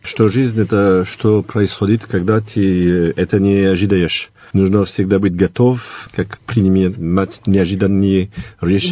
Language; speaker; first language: Russian; non-native, fluent; French